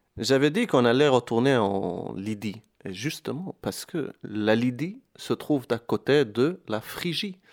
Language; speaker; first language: French; non-native, fluent; Hebrew